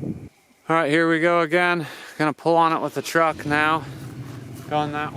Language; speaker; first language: English; native; English